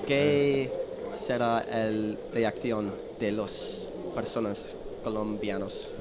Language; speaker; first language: Spanish; non-native, learner; English